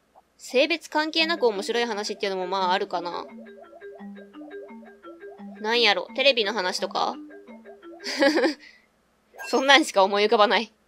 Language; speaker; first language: Japanese; native; Japanese